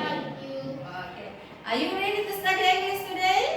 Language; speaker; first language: English; non-native, learner; Indonesian